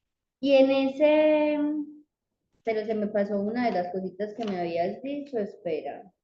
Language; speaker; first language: Spanish; native; Spanish